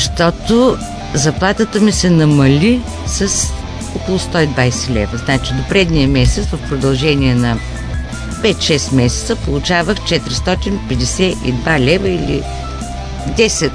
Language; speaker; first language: Bulgarian; native; Bulgarian